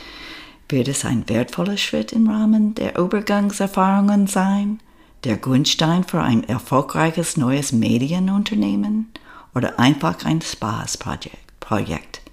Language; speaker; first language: German; non-native, fluent; English